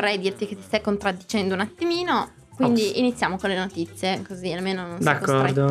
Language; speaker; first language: Italian; native; Italian